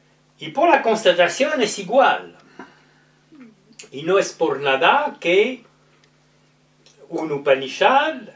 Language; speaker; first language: Spanish; non-native, learner; French